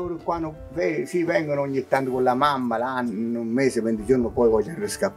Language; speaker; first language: Italian; native; Italian